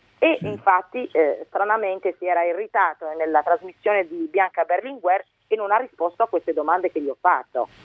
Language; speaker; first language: Italian; early bilingual, other home language; Arabic